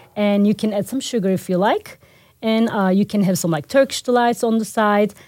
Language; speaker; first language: English; non-native, fluent; Turkish